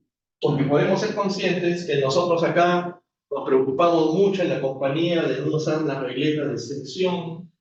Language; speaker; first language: Spanish; native; Spanish